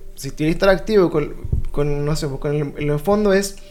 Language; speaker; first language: Spanish; native; Spanish